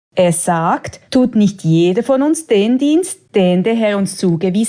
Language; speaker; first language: German; native; German